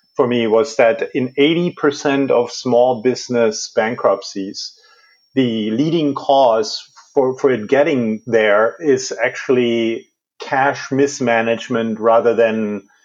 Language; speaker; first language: English; non-native, fluent; German